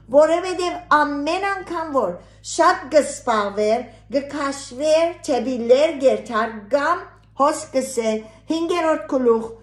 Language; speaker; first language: Armenian; early bilingual, heritage; Armenian